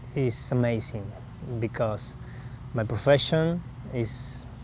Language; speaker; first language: English; non-native, learner; Spanish